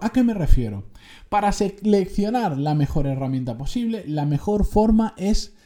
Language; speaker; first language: Spanish; native; Spanish